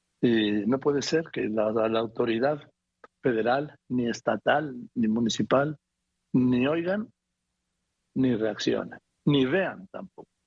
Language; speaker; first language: Spanish; native; Spanish